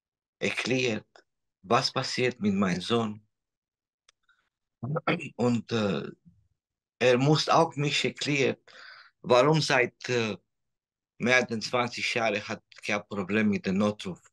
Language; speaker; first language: German; non-native, learner; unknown